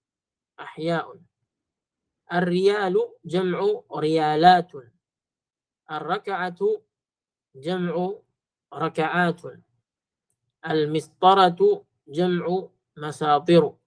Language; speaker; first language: Arabic; non-native, fluent; Filipino